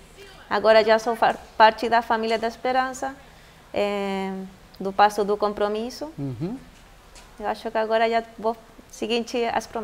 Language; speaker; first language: Portuguese; non-native, fluent; Spanish